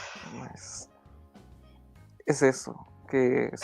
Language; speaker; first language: Spanish; non-native, learner; Portuguese